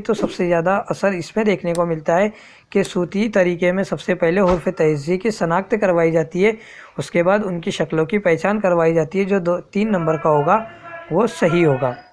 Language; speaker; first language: Urdu; native; Urdu